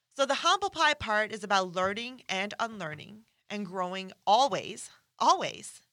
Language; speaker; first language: English; non-native, fluent; Persian